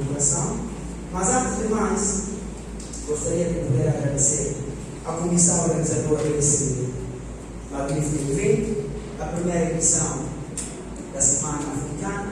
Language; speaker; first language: Portuguese; non-native, local second language; Upper Guinea Crioulo